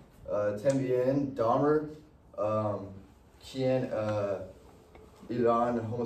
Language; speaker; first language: Spanish; non-native, learner; English